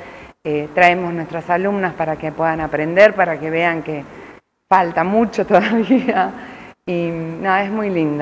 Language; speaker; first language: Spanish; native; Spanish